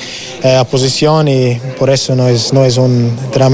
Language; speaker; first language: Spanish; non-native, fluent; English